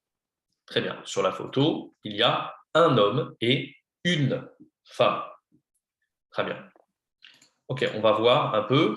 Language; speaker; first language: French; non-native, fluent; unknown